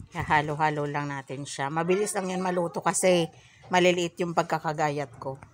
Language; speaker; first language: Filipino; native; Filipino